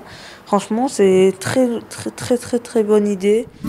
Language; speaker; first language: French; early bilingual, other home language; Arabic